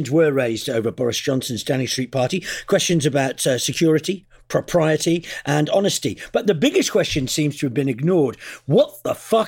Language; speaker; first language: English; native; English